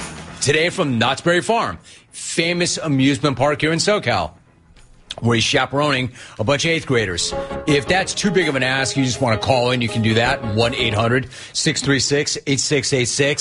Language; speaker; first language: English; native; English